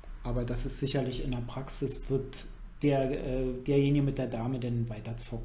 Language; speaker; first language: German; native; German